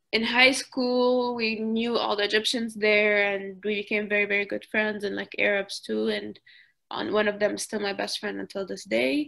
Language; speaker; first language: English; early bilingual, other home language; Arabic